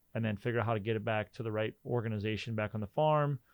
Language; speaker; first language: English; native; English